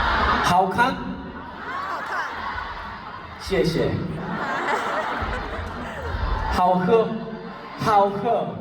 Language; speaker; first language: Chinese; non-native, learner; Korean